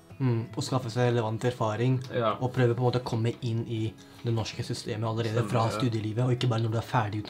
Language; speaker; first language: Norwegian; native; Norwegian